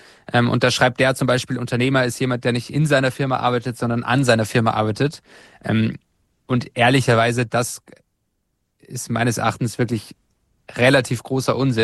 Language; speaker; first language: German; native; German